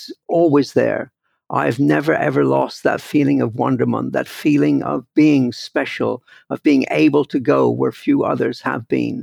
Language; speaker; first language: English; native; English